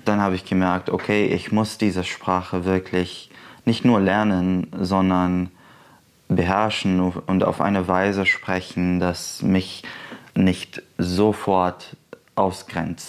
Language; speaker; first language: German; non-native, fluent; Arabic